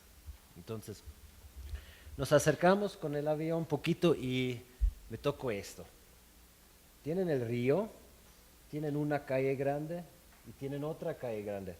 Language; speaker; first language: Spanish; non-native, fluent; German